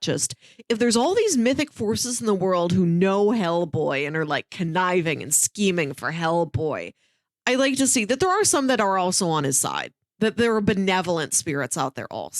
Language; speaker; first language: English; native; English